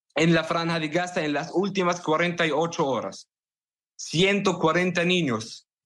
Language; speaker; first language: Spanish; non-native, fluent; Arabic